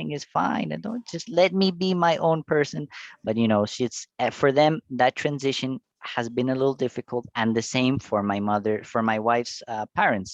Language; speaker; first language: English; non-native, fluent; Spanish